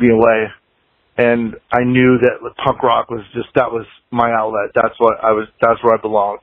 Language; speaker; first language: English; native; English